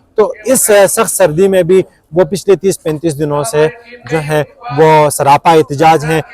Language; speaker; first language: Urdu; non-native, local second language; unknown